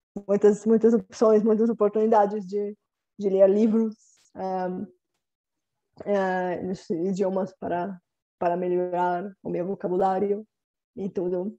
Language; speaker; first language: Portuguese; non-native, fluent; Bulgarian